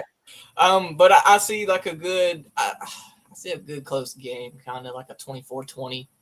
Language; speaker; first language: English; native; English